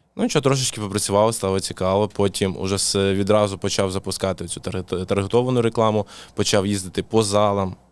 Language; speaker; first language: Ukrainian; non-native, local second language; Russian